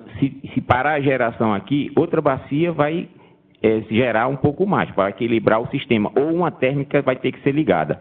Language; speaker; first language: Portuguese; native; Portuguese